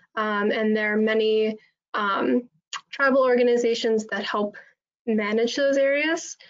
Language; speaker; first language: English; native; English